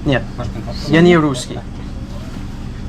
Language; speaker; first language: Russian; non-native, learner; English